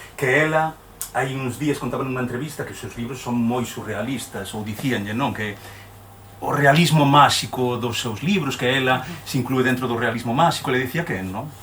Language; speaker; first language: Galician; native; Galician